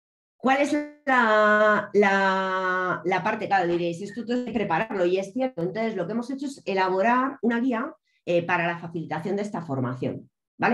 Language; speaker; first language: Spanish; native; Spanish